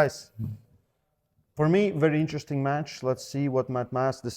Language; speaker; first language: English; non-native, fluent; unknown